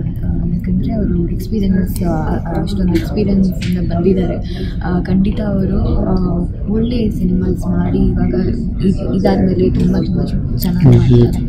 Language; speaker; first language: Kannada; non-native, local second language; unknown